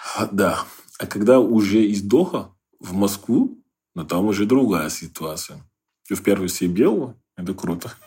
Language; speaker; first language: Russian; non-native, fluent; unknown